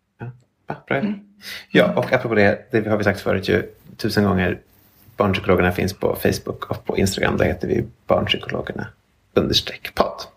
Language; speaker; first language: Swedish; native; Swedish